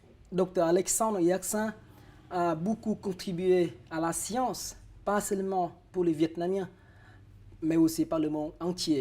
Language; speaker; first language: French; non-native, fluent; Vietnamese